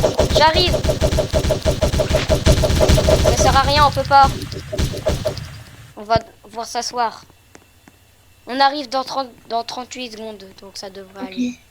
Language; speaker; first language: French; native; French